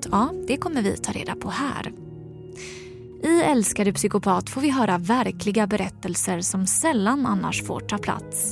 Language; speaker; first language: Swedish; native; Swedish